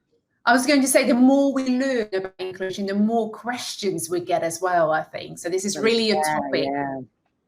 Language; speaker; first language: English; non-native, fluent; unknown